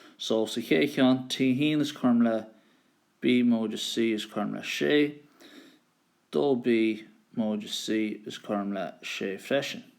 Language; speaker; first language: Irish; native; Irish